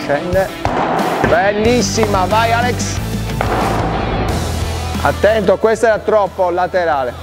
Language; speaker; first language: Italian; native; Italian